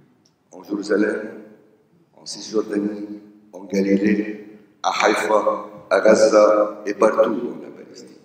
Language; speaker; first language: French; non-native, local second language; Arabic